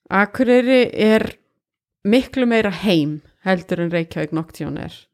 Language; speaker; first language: Icelandic; native; Icelandic